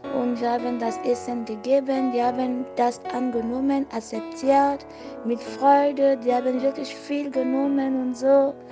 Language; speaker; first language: German; non-native, fluent; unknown